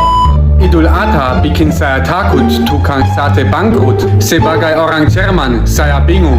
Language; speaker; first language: Indonesian; non-native, fluent; German